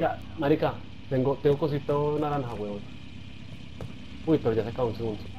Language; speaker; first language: Spanish; native; Spanish